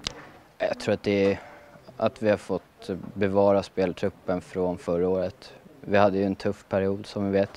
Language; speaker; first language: Swedish; native; Swedish